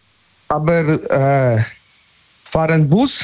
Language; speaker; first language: German; non-native, learner; Polish